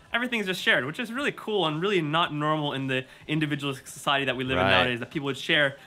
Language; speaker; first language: English; native; English